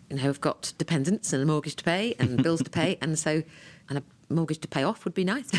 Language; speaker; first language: English; native; English